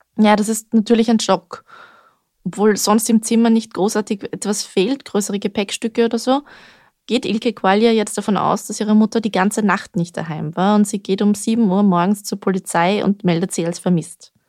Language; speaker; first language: German; native; German